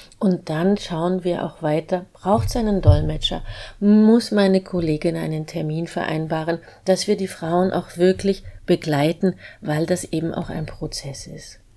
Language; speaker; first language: German; native; German